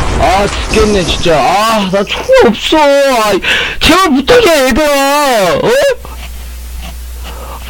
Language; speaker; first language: Korean; native; Korean